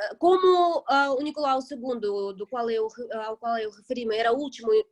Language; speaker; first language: Portuguese; non-native, fluent; Russian